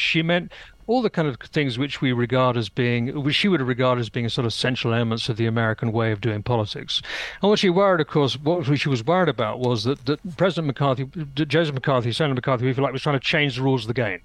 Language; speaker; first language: English; native; English